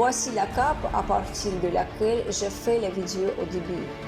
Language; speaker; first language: French; non-native, fluent; Russian